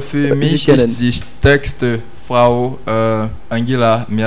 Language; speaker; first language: German; non-native, learner; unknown